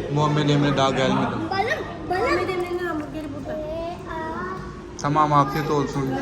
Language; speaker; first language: Turkish; non-native, learner; Urdu